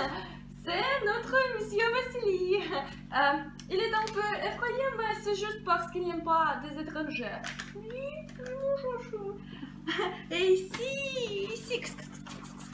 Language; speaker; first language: French; non-native, fluent; Russian